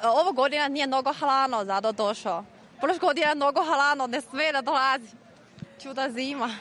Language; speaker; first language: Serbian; non-native, learner; Chinese